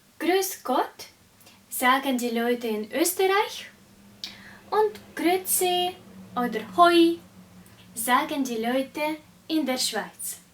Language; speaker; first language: German; non-native, fluent; Russian